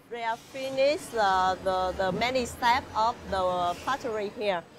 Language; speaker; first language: English; non-native, learner; Vietnamese